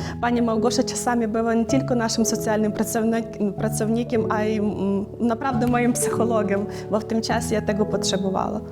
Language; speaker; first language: Polish; non-native, learner; Ukrainian